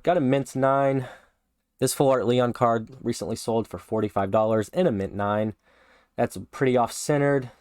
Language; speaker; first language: English; native; English